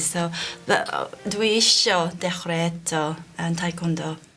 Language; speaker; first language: Welsh; non-native, learner; Japanese